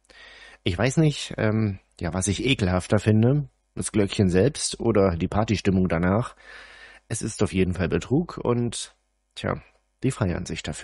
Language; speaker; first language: German; native; German